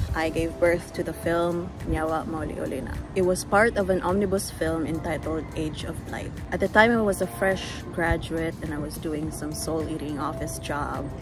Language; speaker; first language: English; non-native, local second language; Waray